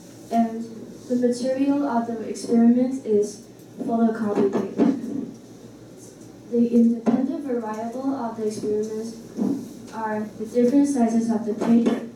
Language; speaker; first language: English; non-native, learner; Chinese